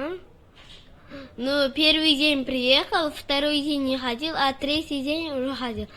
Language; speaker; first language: Russian; non-native, local second language; Uzbek